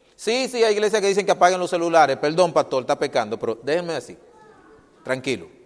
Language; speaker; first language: Spanish; native; Spanish